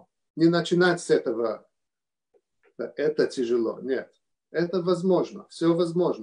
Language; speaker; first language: Russian; early bilingual, heritage; Russian